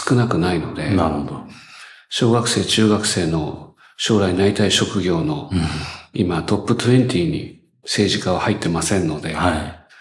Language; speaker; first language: Japanese; native; Japanese